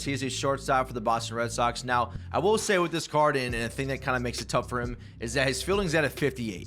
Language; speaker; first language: English; native; English